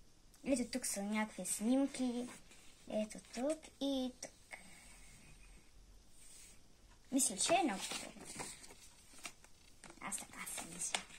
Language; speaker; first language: Bulgarian; early bilingual, heritage; Bulgarian